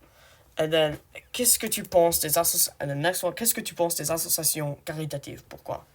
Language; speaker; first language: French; non-native, learner; English